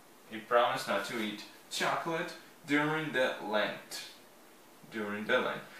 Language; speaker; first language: English; non-native, fluent; Portuguese